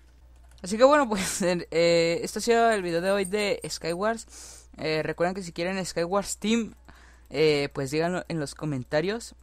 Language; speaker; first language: Spanish; native; Spanish